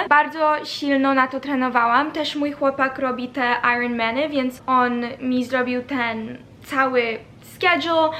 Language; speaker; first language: Polish; early bilingual, heritage; Polish